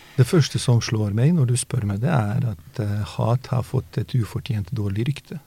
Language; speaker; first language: Norwegian; early bilingual, other home language; Bosnian